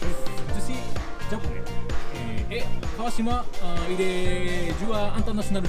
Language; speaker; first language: French; non-native, learner; Japanese